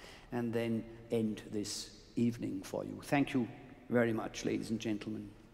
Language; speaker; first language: English; non-native, fluent; German